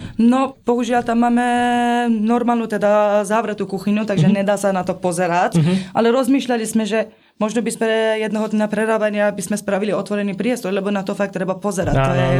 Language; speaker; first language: Slovak; non-native, fluent; Persian